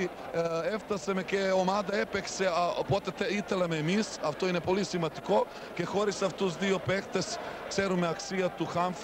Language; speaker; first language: Greek; non-native, learner; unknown